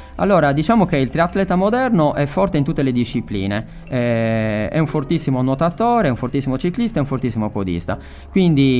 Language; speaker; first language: Italian; native; Italian